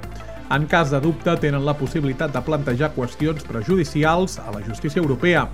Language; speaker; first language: Catalan; native; Catalan